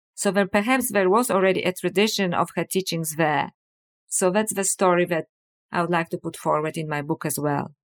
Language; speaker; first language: English; non-native, fluent; Polish